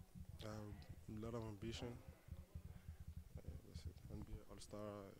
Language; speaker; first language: English; non-native, learner; French